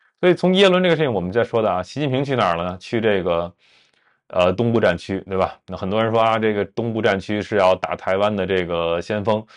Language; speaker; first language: Chinese; native; Chinese